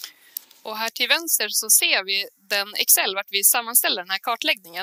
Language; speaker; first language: Swedish; native; Swedish